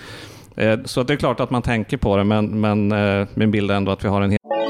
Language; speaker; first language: Swedish; native; Swedish